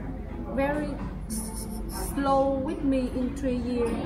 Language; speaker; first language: English; non-native, learner; Vietnamese